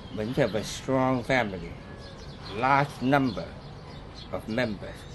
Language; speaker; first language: English; non-native, local second language; Cantonese